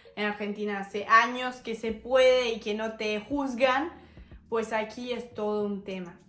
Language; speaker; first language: Spanish; non-native, fluent; French